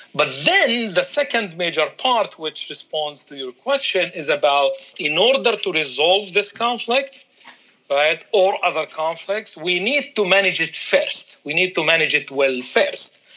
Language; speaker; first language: English; non-native, fluent; Arabic